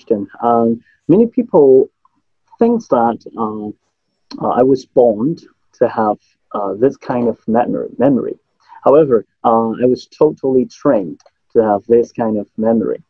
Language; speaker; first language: English; non-native, local second language; Cantonese